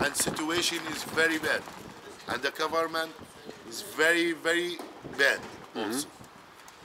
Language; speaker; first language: English; non-native, learner; Arabic